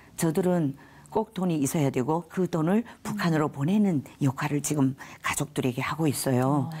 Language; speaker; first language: Korean; native; Korean